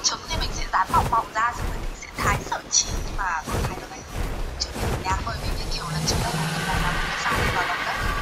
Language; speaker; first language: Vietnamese; native; Vietnamese